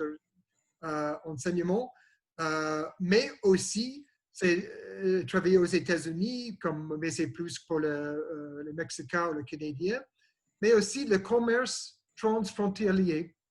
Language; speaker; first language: French; non-native, learner; English